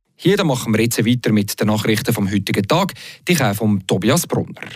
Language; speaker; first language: German; native; German